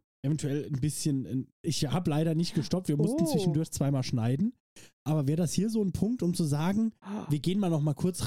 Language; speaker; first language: German; native; German